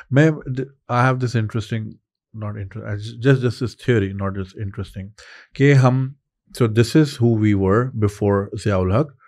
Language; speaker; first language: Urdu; native; Urdu